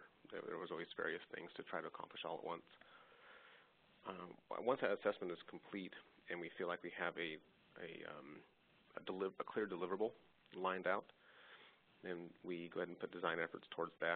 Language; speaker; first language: English; native; English